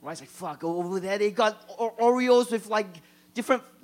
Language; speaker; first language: English; non-native, local second language; Chinese